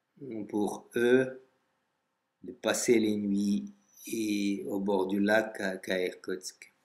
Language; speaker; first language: French; non-native, fluent; Russian